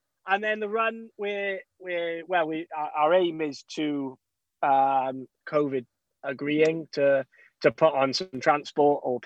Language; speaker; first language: English; native; English